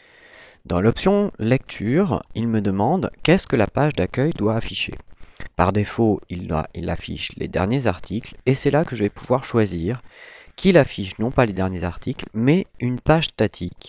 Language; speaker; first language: French; native; French